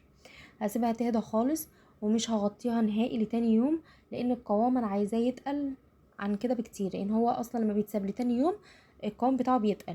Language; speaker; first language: Arabic; native; Arabic